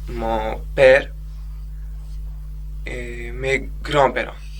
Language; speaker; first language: French; non-native, learner; Gujarati